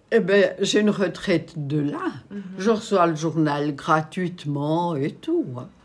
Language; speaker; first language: French; native; French